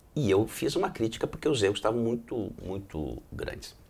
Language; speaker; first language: Portuguese; native; Portuguese